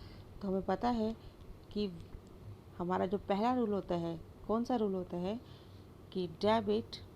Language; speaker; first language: Hindi; native; Hindi